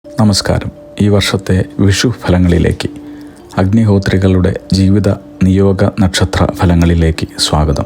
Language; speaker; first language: Malayalam; native; Malayalam